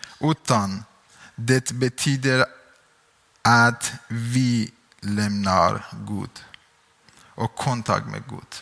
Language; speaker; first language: Swedish; non-native, learner; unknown